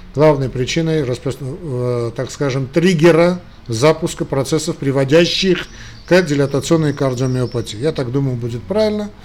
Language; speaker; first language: Russian; non-native, local second language; Armenian